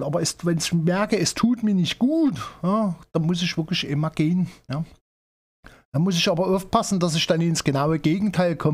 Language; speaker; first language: German; native; German